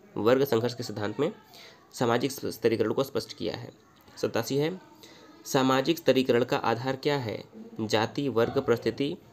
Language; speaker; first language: Hindi; native; Hindi